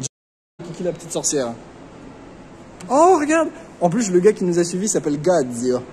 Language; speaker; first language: French; native; French